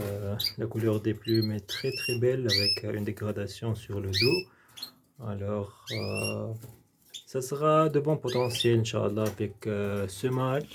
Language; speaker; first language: French; non-native, local second language; Arabic